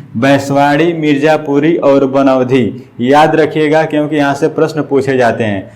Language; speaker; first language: Hindi; native; Hindi